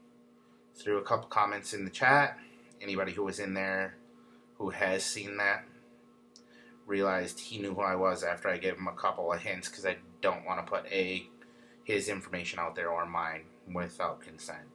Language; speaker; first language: English; native; English